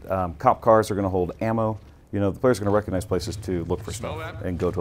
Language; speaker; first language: English; native; English